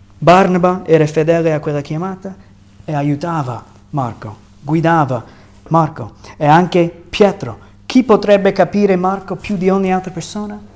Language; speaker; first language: Italian; non-native, fluent; English